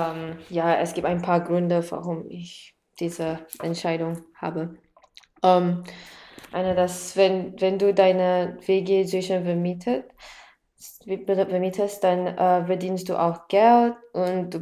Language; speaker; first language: German; non-native, learner; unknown